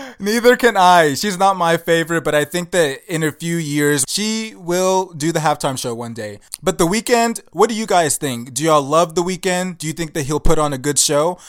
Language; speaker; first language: English; early bilingual, other home language; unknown